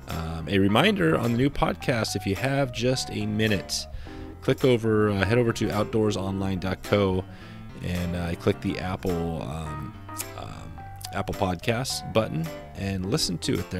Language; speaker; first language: English; native; English